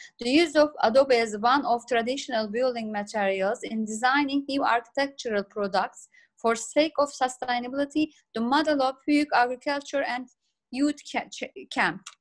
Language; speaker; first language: English; non-native, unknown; Turkish